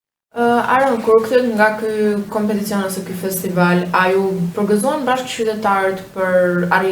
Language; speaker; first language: Albanian; native; Albanian